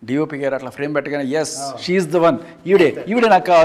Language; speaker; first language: Telugu; native; Telugu